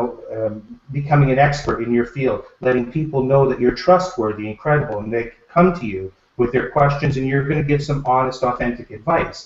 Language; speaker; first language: English; native; English